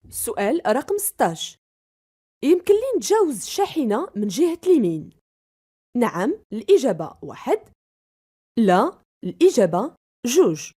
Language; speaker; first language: Arabic; native; Arabic